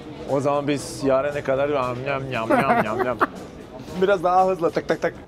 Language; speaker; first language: Turkish; non-native, learner; Macedonian